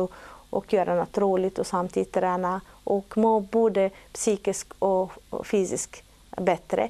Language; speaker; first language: Swedish; non-native, fluent; Arabic